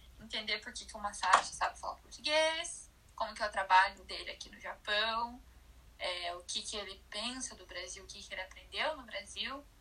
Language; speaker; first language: Portuguese; native; Portuguese